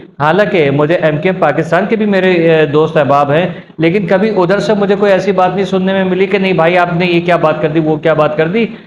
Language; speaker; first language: Urdu; native; Urdu